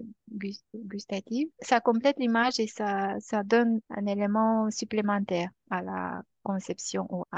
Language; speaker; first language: French; non-native, fluent; Romanian